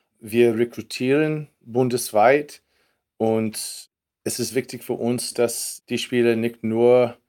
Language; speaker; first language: German; non-native, fluent; English